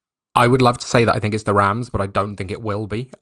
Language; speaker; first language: English; native; English